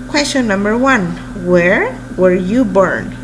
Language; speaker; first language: English; non-native, fluent; Spanish